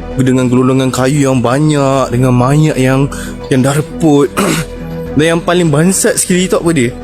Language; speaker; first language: Malay; native; Malay